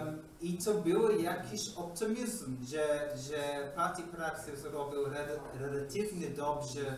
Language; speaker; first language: Polish; non-native, learner; English